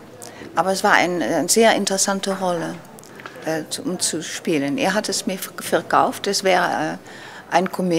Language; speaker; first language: German; non-native, learner; Dutch